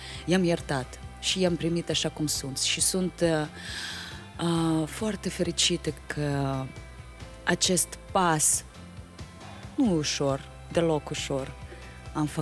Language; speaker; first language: Romanian; non-native, local second language; Russian